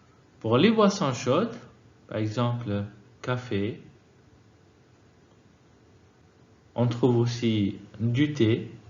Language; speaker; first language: French; non-native, fluent; Arabic